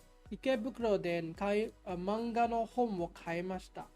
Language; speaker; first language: Japanese; non-native, learner; English